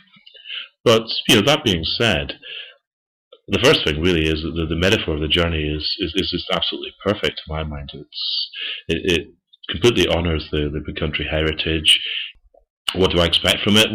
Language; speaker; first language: English; native; English